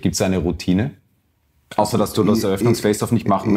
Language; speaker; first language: German; native; German